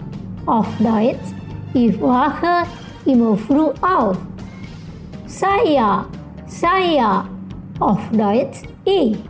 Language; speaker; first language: German; non-native, fluent; Indonesian